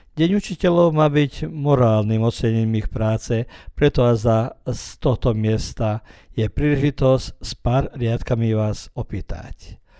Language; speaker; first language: Slovak; early bilingual, heritage; Slovak